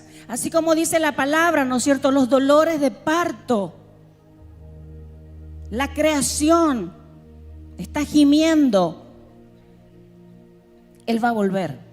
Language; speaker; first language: Spanish; native; Spanish